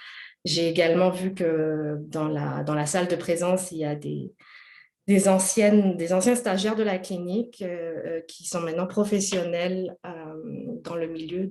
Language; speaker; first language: French; native; French